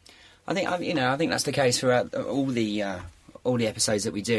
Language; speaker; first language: English; native; English